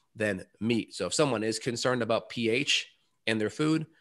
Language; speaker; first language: English; native; English